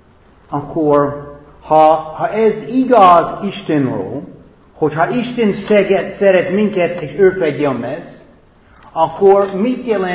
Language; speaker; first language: Hungarian; non-native, fluent; English